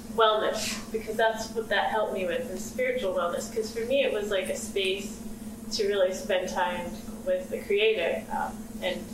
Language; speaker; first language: English; native; English